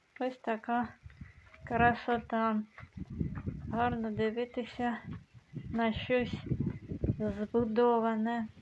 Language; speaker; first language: Ukrainian; native; Ukrainian